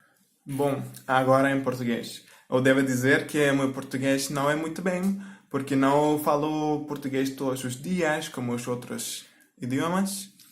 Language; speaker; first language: Portuguese; non-native, learner; Turkish